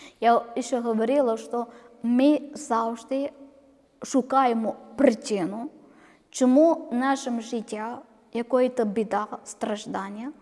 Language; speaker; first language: Ukrainian; non-native, learner; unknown